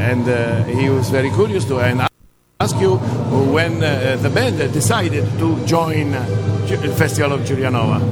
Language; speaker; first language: English; non-native, fluent; Italian